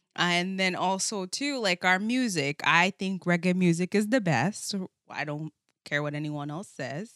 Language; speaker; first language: English; native; English